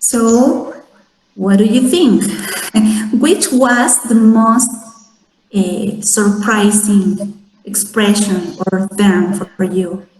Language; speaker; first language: English; non-native, fluent; Spanish